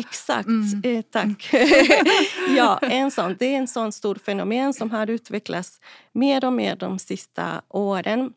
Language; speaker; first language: Swedish; non-native, fluent; Spanish